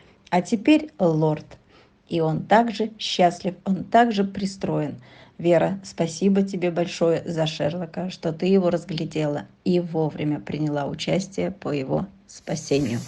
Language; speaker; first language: Russian; native; Russian